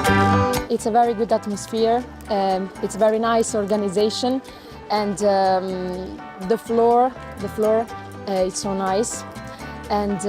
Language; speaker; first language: English; non-native, learner; Italian